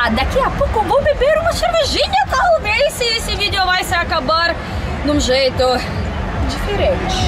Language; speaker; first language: Portuguese; non-native, fluent; Russian